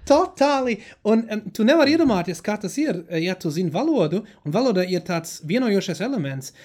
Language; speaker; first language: Latvian; non-native, fluent; German